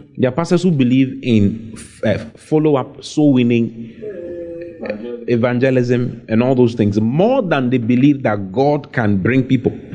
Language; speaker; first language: English; non-native, local second language; Akan